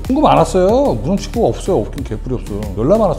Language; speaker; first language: Korean; native; Korean